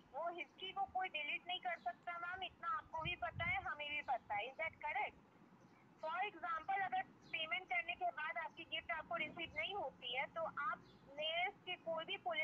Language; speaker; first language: Hindi; native; Hindi